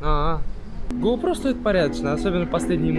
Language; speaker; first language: Russian; native; Russian